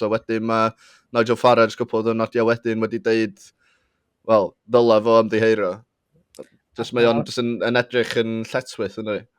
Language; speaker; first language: Welsh; native; Welsh